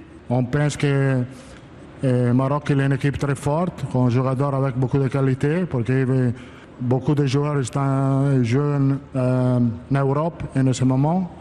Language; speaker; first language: French; non-native, fluent; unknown